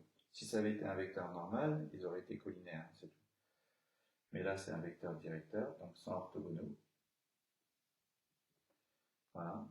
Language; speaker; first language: French; native; French